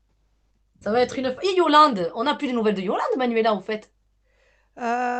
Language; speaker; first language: French; native; French